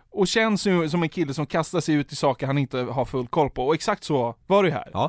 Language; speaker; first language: Swedish; native; Swedish